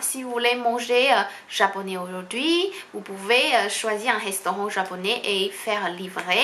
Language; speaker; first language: French; non-native, fluent; Chinese